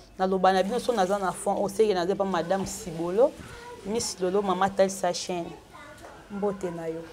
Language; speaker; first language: Lingala; native; Lingala